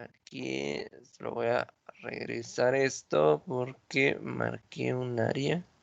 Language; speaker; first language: Spanish; native; Spanish